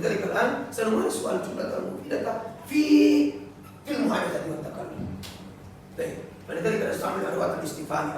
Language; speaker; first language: Arabic; non-native, learner; Indonesian